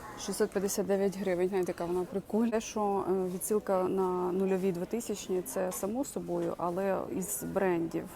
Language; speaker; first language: Ukrainian; native; Ukrainian